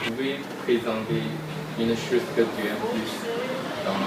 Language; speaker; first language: French; non-native, learner; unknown